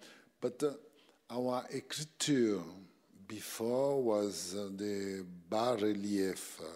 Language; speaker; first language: English; non-native, learner; French